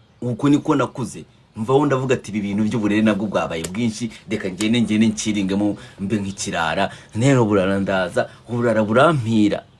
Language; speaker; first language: Kinyarwanda; early bilingual, heritage; Kinyarwanda